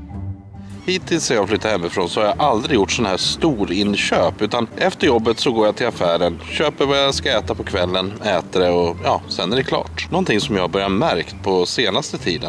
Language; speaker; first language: Swedish; native; Swedish